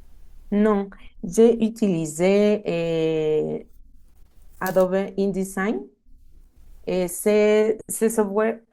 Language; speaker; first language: French; non-native, fluent; Spanish